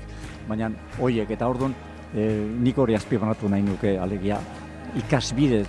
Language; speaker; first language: Basque; native; Basque